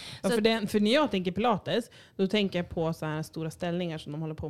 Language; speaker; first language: Swedish; native; Swedish